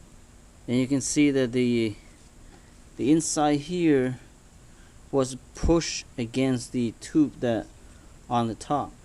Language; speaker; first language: English; non-native, fluent; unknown